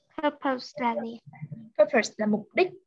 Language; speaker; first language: Vietnamese; native; Vietnamese